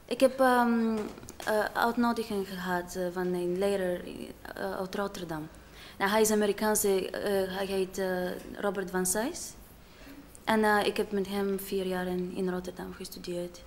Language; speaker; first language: Dutch; non-native, learner; Bulgarian